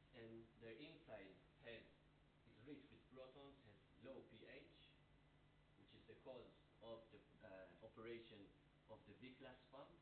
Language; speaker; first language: English; non-native, fluent; Hebrew